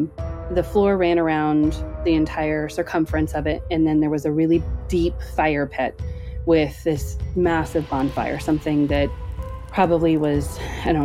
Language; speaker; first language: English; native; English